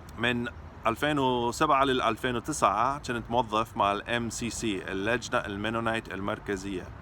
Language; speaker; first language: Arabic; non-native, fluent; English